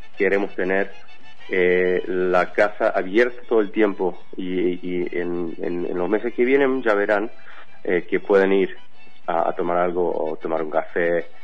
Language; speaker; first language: Spanish; non-native, fluent; English